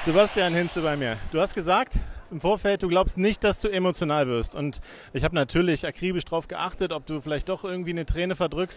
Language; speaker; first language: German; native; German